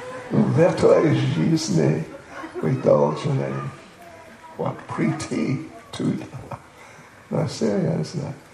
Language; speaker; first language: Russian; non-native, learner; English